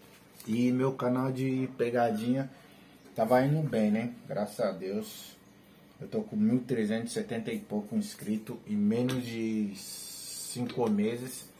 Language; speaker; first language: Portuguese; non-native, learner; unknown